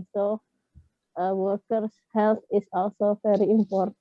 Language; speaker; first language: English; non-native, fluent; Indonesian